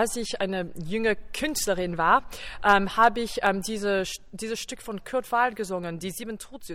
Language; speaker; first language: German; non-native, fluent; English